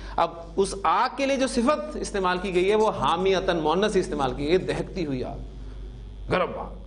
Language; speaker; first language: Urdu; native; Urdu